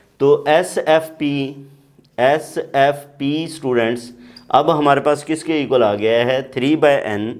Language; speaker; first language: Urdu; non-native, local second language; Punjabi